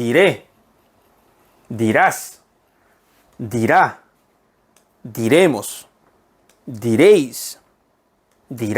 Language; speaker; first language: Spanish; non-native, fluent; Korean